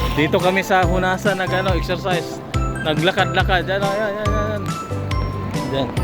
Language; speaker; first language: Filipino; non-native, local second language; Cebuano